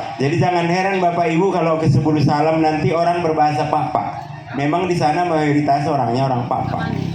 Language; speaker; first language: Indonesian; non-native, local second language; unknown